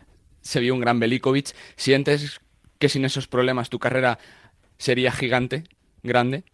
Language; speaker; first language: Spanish; native; Spanish